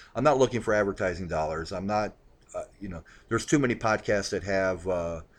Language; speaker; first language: English; native; English